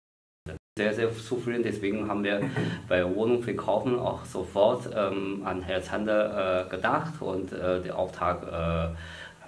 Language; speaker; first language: German; non-native, fluent; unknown